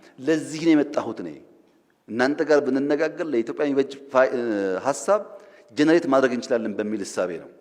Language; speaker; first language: Amharic; non-native, local second language; Oromo